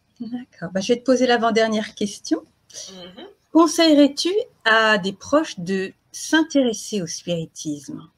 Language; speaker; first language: French; native; French